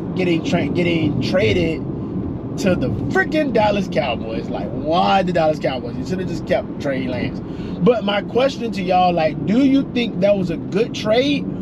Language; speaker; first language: English; native; English